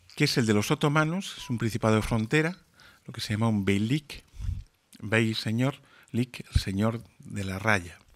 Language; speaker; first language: Spanish; native; Spanish